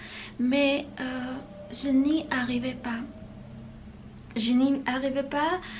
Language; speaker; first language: French; non-native, fluent; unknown